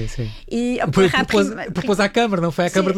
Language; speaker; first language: Portuguese; native; Portuguese